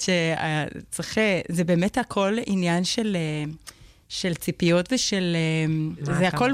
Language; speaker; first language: Hebrew; non-native, fluent; Spanish